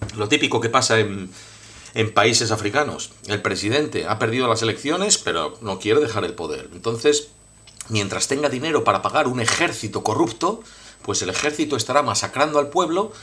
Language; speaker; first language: Spanish; native; Spanish